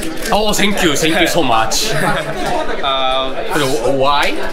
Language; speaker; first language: English; non-native, learner; Japanese